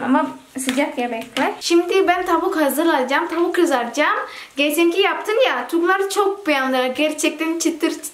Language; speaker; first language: Turkish; non-native, learner; Indonesian